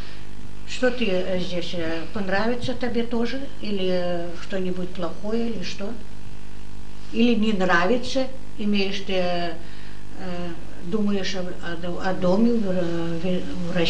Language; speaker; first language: Russian; non-native, learner; Dutch